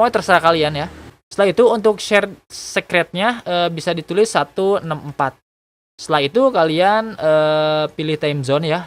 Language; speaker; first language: Indonesian; native; Indonesian